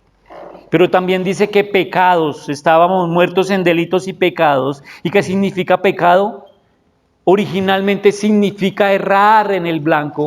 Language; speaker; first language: Spanish; native; Spanish